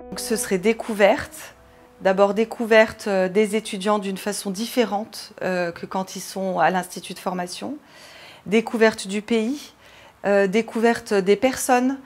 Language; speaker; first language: French; native; French